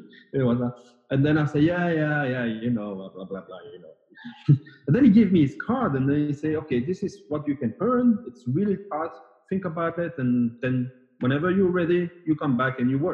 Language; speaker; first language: English; non-native, fluent; French